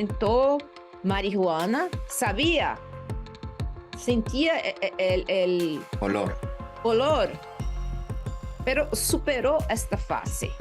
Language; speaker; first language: Spanish; non-native, learner; Portuguese